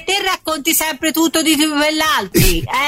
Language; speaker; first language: Italian; native; Italian